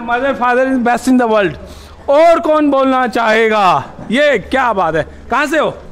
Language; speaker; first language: Hindi; native; Hindi